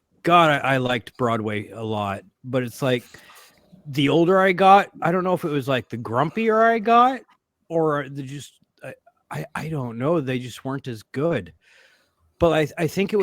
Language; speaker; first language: English; native; English